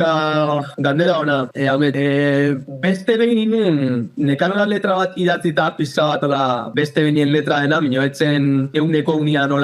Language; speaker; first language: Basque; native; Basque